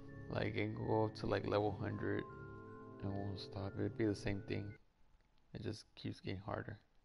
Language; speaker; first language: English; early bilingual, other home language; Spanish